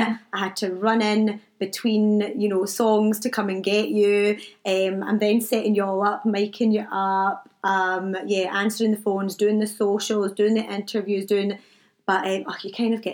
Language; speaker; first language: English; native; English